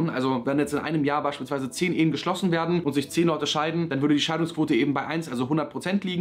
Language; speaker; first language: German; native; German